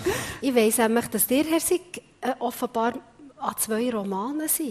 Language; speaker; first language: German; native; German